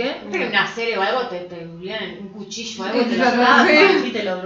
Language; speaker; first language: Spanish; native; Spanish